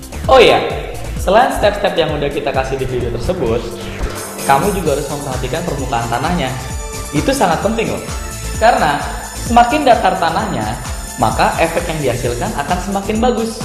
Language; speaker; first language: Indonesian; native; Indonesian